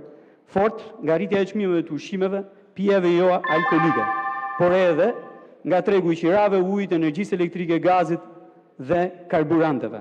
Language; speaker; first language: Albanian; native; Albanian